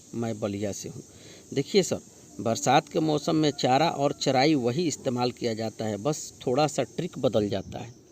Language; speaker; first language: Hindi; native; Hindi